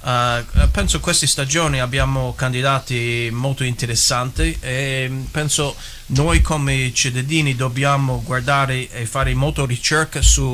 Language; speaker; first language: Italian; early bilingual, heritage; English